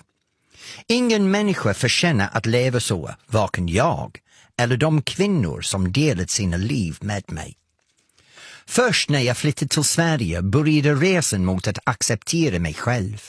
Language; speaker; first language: Swedish; non-native, fluent; English